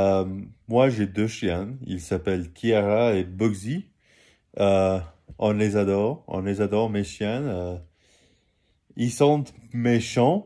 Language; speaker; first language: French; non-native, learner; English